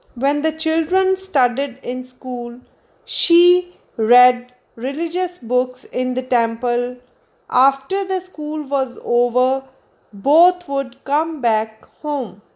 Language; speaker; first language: English; non-native, local second language; Punjabi